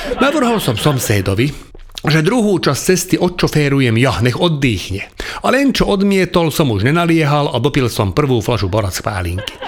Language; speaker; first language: Slovak; non-native, local second language; Hungarian